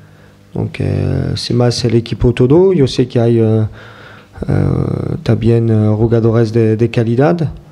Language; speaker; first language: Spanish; non-native, fluent; French